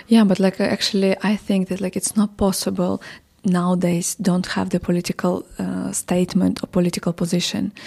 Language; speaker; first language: English; non-native, fluent; Ukrainian